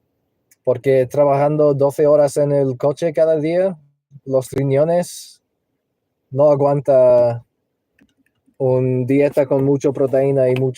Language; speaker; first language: Spanish; non-native, learner; English